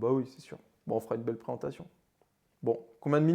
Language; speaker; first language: French; native; French